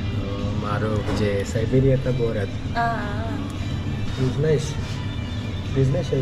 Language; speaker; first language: Russian; non-native, learner; Hindi